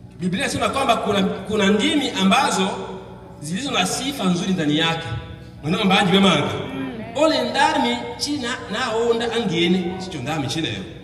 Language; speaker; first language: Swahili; non-native, local second language; Bembe